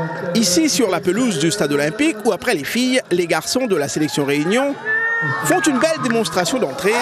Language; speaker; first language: French; native; French